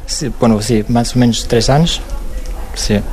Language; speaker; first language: Catalan; non-native, local second language; Spanish